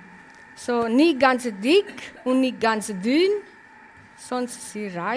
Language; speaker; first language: German; non-native, learner; Italian